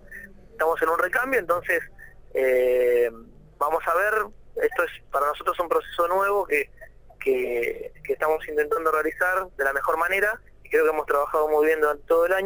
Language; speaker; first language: Spanish; native; Spanish